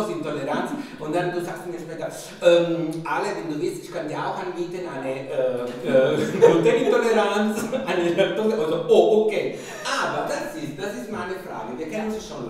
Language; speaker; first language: German; non-native, fluent; Italian